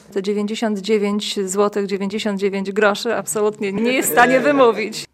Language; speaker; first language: Polish; native; Polish